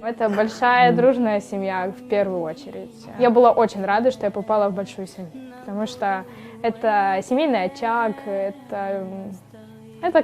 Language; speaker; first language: Russian; native; Russian